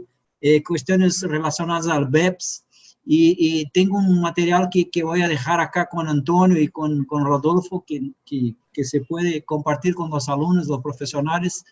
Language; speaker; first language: Spanish; non-native, fluent; Portuguese